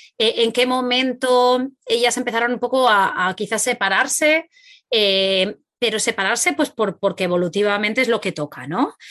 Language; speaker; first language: Spanish; native; Spanish